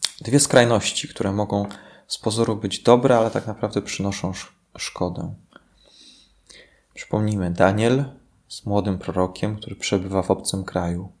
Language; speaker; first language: Polish; native; Polish